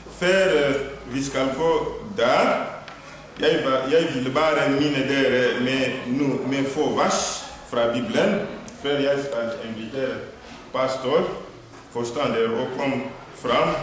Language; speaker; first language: Swedish; non-native, learner; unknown